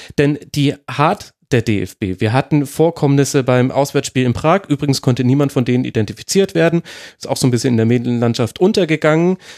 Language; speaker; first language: German; native; German